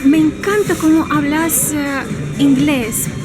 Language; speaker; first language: Spanish; non-native, learner; Russian